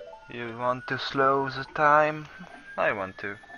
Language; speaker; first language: English; non-native, learner; French